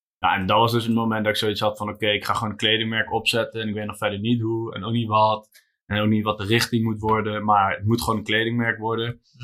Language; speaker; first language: Dutch; native; Dutch